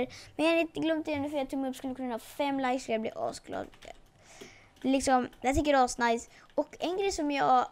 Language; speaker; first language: Swedish; native; Swedish